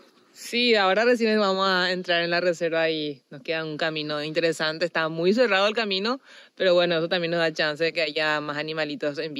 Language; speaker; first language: Spanish; native; Spanish